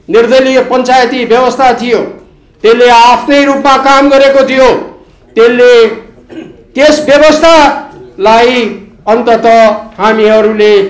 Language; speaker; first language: Nepali; native; Nepali